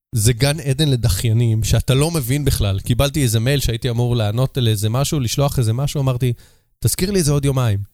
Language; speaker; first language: Hebrew; native; Hebrew